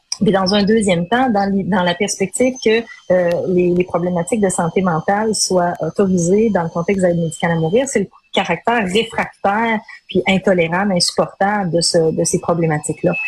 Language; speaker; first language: French; native; French